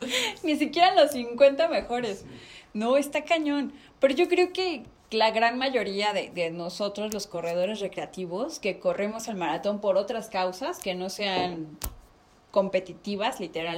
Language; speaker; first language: Spanish; native; Spanish